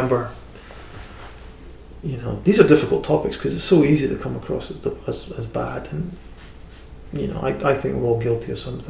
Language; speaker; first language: English; native; English